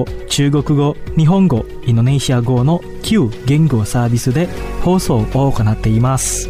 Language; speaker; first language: Japanese; non-native, fluent; Indonesian